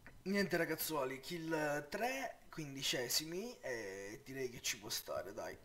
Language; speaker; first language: Italian; native; Italian